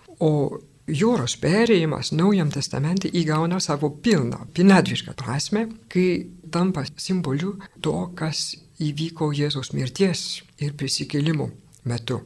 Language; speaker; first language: Lithuanian; non-native, fluent; French